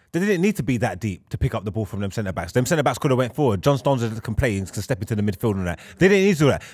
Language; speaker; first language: English; native; English